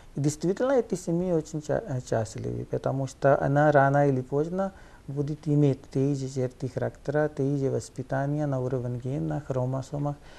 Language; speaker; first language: Russian; non-native, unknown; Punjabi